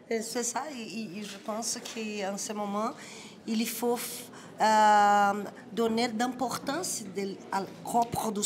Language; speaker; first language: French; non-native, learner; Portuguese